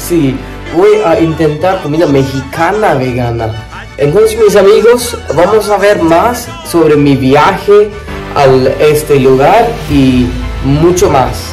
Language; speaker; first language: Spanish; non-native, learner; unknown